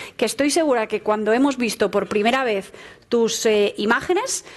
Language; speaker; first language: Spanish; native; Spanish